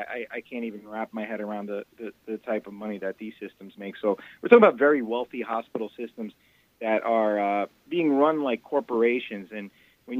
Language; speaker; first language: English; native; English